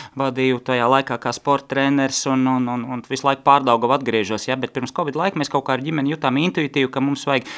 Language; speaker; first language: Latvian; native; Latvian